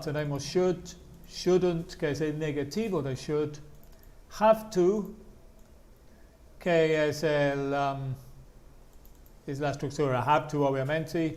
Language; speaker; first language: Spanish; non-native, fluent; English